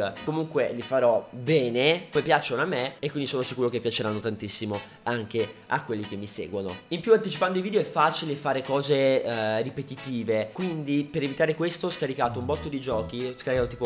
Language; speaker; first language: Italian; native; Italian